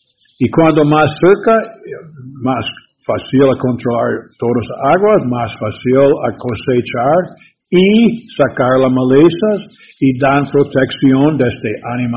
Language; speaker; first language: Spanish; non-native, learner; English